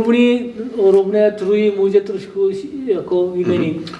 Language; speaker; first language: Czech; non-native, learner; Korean